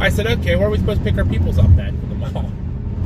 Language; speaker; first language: English; native; English